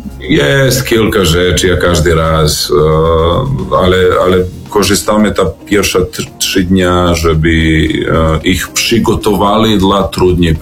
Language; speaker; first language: Polish; non-native, learner; Serbian